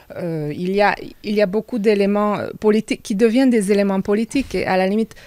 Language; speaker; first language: French; non-native, fluent; Hungarian